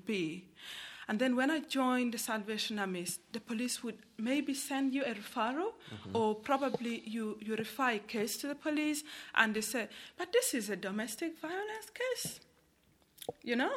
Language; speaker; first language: English; non-native, local second language; Acoli